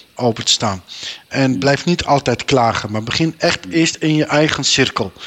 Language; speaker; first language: Dutch; native; Dutch